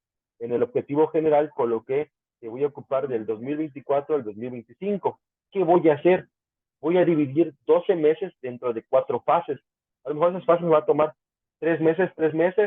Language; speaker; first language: Spanish; native; Spanish